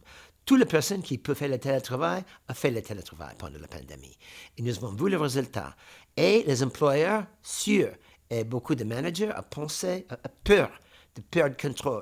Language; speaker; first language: French; non-native, fluent; English